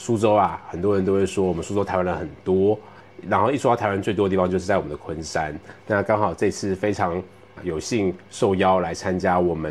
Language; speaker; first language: Chinese; native; Chinese